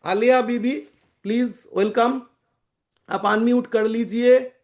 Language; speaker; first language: Hindi; non-native, local second language; Bangla